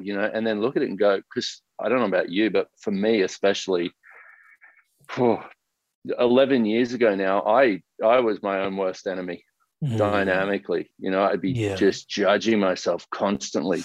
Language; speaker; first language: English; native; English